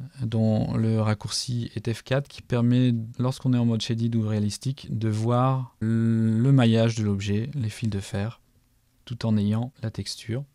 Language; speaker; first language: French; native; French